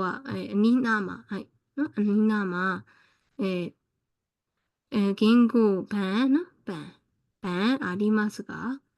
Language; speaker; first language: Japanese; non-native, fluent; Burmese